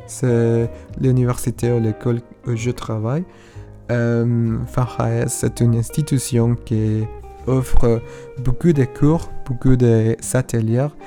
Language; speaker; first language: French; non-native, learner; Spanish